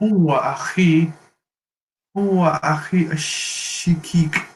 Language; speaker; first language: Arabic; non-native, learner; English